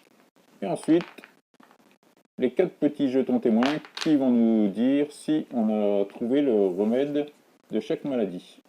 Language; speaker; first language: French; native; French